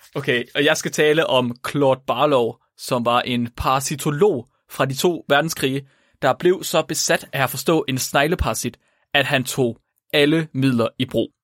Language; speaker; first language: Danish; native; Danish